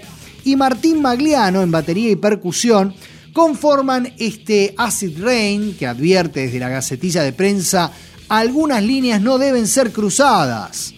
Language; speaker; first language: Spanish; native; Spanish